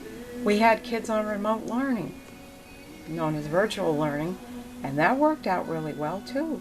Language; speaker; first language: English; native; English